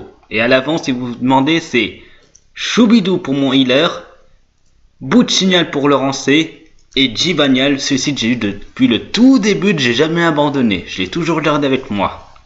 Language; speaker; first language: French; native; French